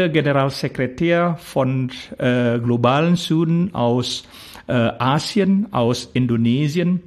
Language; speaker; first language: German; non-native, fluent; Indonesian